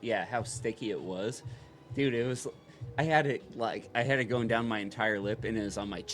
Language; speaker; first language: English; native; English